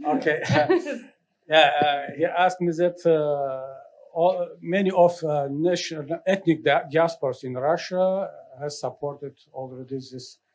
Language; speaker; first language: English; non-native, learner; Tajik